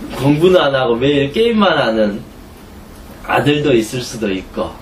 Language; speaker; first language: Korean; native; Korean